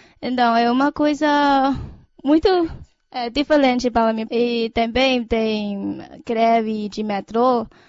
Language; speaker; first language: Portuguese; non-native, fluent; Chinese